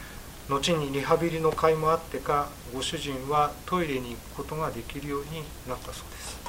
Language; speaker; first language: Japanese; native; Japanese